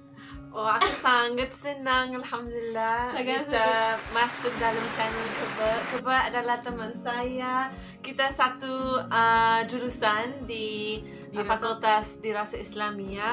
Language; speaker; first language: Indonesian; non-native, fluent; English